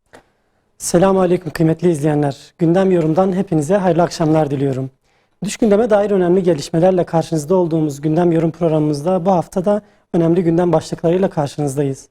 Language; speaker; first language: Turkish; native; Turkish